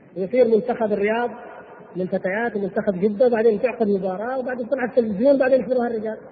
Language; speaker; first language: Arabic; native; Arabic